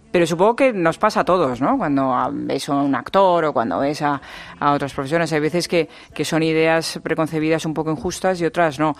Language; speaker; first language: Spanish; native; Spanish